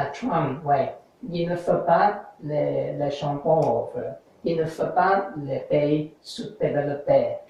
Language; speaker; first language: French; non-native, learner; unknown